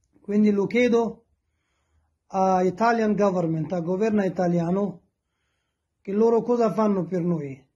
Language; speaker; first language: Italian; non-native, learner; Persian